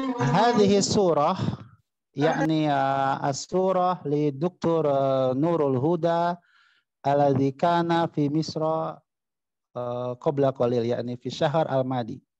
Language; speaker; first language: Arabic; non-native, fluent; Indonesian